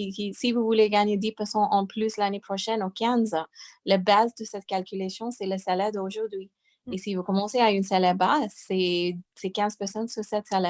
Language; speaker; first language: French; non-native, fluent; English